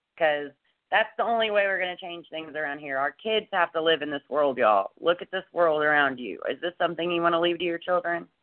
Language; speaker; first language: English; native; English